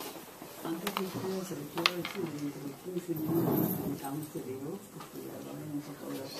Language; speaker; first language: Spanish; non-native, learner; English